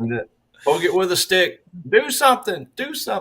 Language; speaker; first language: English; native; English